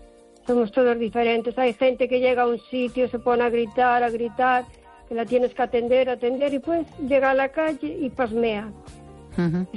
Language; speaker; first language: Spanish; native; Spanish